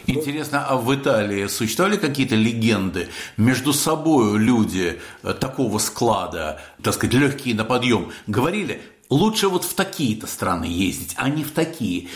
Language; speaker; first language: Russian; native; Russian